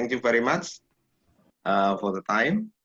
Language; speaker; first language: English; non-native, learner; Indonesian